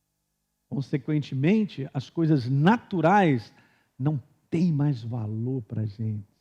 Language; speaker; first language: Portuguese; native; Portuguese